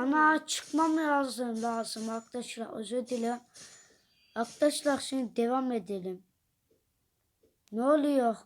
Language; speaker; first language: Turkish; early bilingual, heritage; Dutch